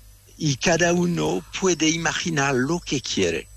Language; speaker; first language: Spanish; non-native, fluent; French